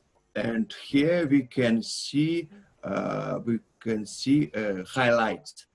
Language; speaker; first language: English; non-native, learner; Russian